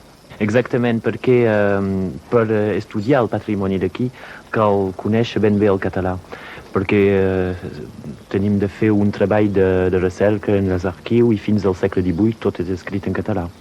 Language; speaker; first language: Catalan; non-native, local second language; French